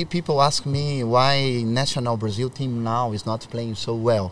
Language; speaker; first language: English; non-native, learner; Portuguese